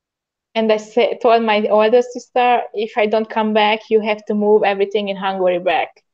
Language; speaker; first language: English; non-native, learner; Hungarian